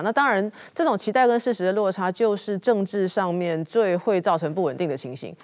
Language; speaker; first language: Chinese; native; Chinese